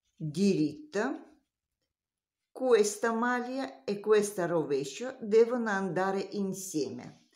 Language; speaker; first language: Italian; non-native, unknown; Russian